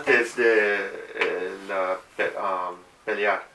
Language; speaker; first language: Spanish; non-native, learner; English